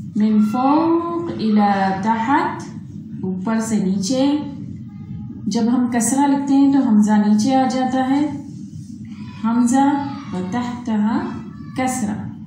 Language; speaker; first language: Urdu; native; Urdu